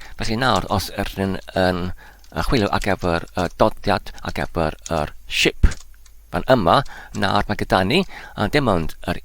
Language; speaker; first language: Welsh; non-native, fluent; English